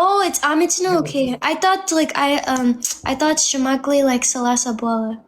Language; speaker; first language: English; non-native, learner; Amharic